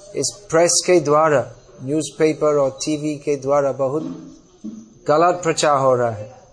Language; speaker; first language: Hindi; non-native, fluent; English